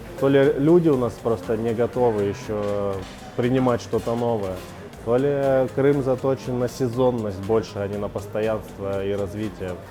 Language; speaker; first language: Russian; native; Russian